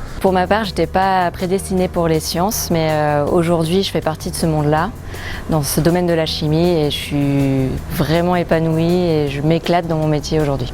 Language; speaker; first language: French; native; French